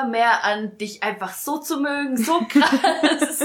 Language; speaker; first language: German; early bilingual, other home language; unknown